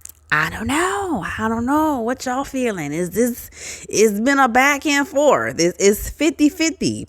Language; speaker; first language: English; native; English